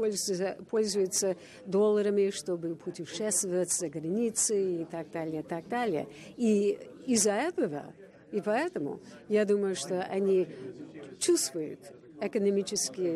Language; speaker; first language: Russian; non-native, fluent; English